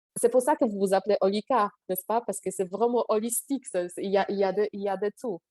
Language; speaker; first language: French; non-native, fluent; Polish